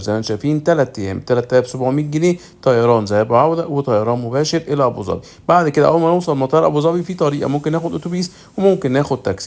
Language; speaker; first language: Arabic; native; Arabic